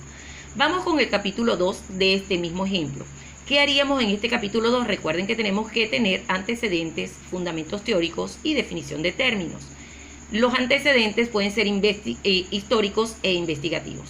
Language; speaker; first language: Spanish; native; Spanish